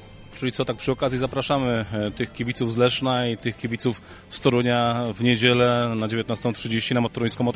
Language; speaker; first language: Polish; native; Polish